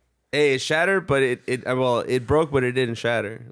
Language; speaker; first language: English; early bilingual, other home language; Spanish